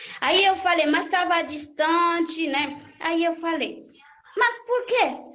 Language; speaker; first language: Portuguese; non-native, learner; Haitian Creole